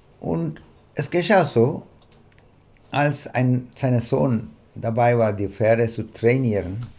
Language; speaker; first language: German; non-native, fluent; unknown